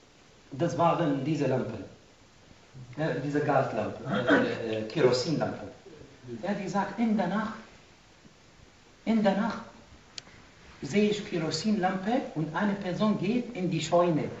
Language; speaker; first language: German; non-native, fluent; Arabic